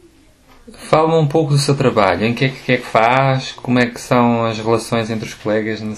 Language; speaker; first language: Portuguese; native; Portuguese